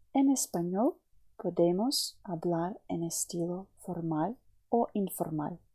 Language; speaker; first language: Spanish; non-native, fluent; Ukrainian